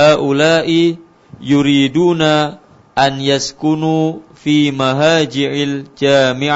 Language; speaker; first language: Arabic; non-native, learner; Indonesian